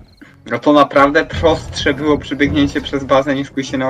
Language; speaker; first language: Polish; native; Polish